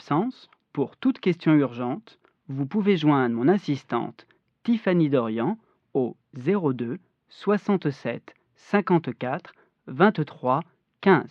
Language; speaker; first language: French; native; French